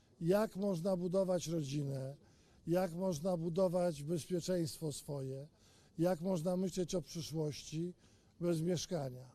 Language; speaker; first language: Polish; native; Polish